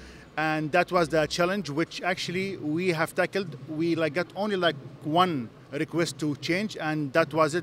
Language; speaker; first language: English; non-native, fluent; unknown